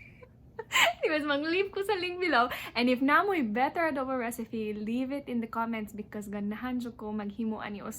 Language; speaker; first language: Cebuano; non-native, local second language; English